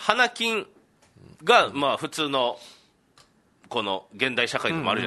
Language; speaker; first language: Japanese; native; Japanese